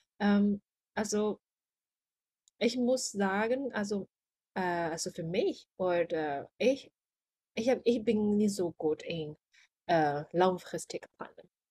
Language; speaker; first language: German; non-native, learner; Chinese